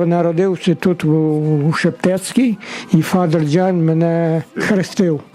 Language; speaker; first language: Ukrainian; early bilingual, heritage; Ukrainian